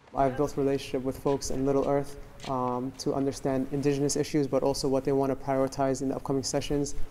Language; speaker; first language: English; native; English